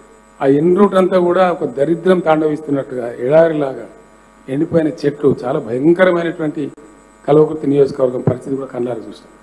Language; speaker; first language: Telugu; native; Telugu